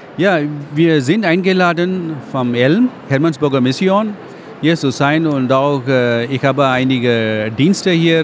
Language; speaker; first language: German; non-native, fluent; Tamil